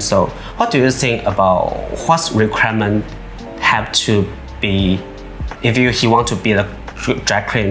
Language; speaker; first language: English; non-native, learner; Chinese